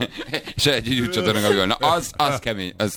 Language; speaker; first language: Hungarian; native; Hungarian